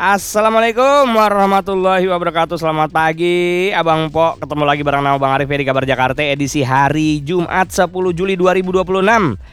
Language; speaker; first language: Indonesian; native; Indonesian